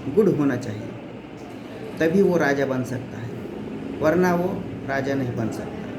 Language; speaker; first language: Hindi; non-native, local second language; Marathi